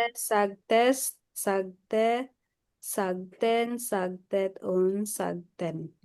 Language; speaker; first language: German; non-native, fluent; Filipino